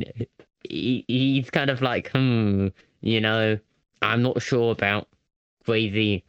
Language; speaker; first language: English; native; English